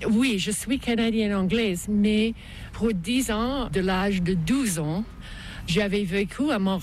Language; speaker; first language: French; non-native, local second language; English